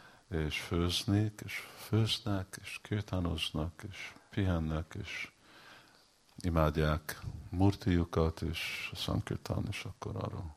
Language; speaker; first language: Hungarian; early bilingual, heritage; Hungarian